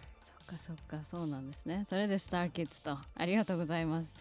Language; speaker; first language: Japanese; native; Japanese